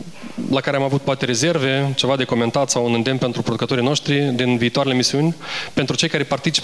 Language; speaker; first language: Romanian; native; Romanian